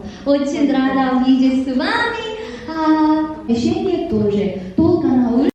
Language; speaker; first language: Russian; non-native, fluent; Korean